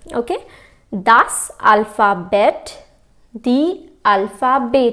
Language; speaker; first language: German; non-native, fluent; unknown